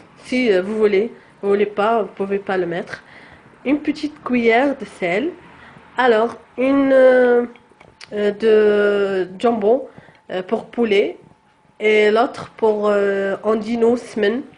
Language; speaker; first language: French; non-native, local second language; Arabic